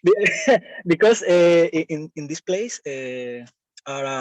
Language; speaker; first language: English; non-native, learner; Spanish